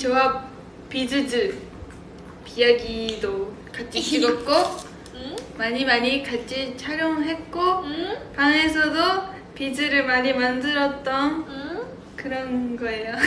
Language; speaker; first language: Korean; non-native, fluent; Japanese